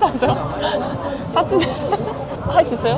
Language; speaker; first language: Korean; non-native, learner; Japanese